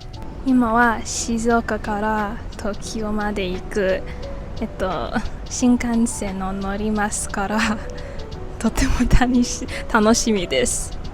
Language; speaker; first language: Japanese; non-native, learner; English